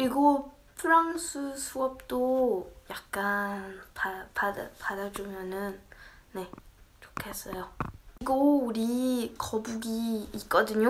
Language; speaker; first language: Korean; early bilingual, heritage; Korean